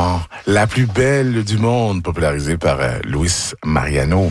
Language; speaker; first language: French; native; French